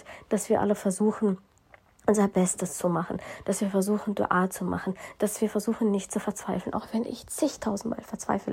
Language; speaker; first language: German; early bilingual, other home language; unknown